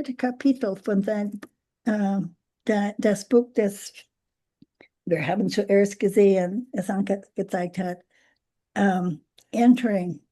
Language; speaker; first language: German; non-native, learner; English